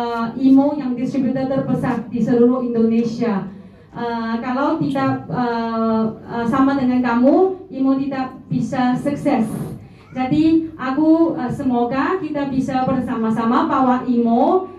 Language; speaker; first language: Indonesian; non-native, learner; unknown